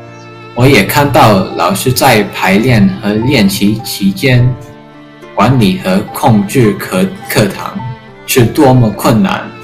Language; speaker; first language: Chinese; early bilingual, heritage; English